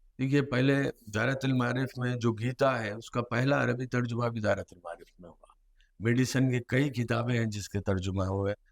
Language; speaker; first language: Urdu; native; Urdu